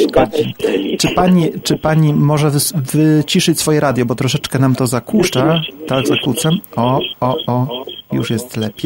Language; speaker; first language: Polish; native; Polish